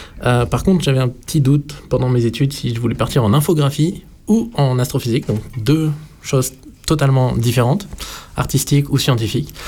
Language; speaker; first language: French; native; French